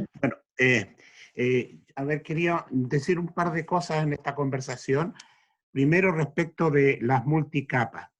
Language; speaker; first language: Spanish; native; Spanish